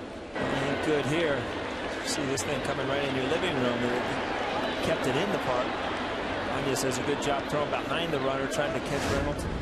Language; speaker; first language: English; native; English